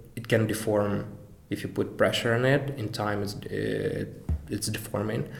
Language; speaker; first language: English; non-native, fluent; Ukrainian